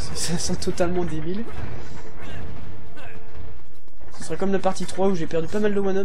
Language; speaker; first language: French; native; French